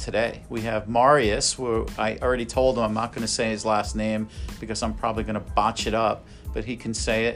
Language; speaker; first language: English; native; English